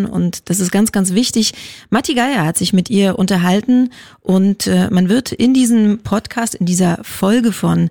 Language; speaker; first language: German; native; German